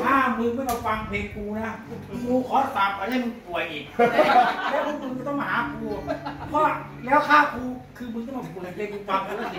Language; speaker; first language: Thai; native; Thai